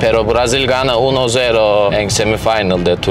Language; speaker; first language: Spanish; non-native, learner; Turkish